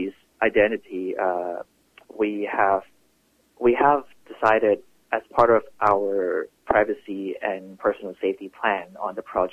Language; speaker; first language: English; non-native, local second language; Cantonese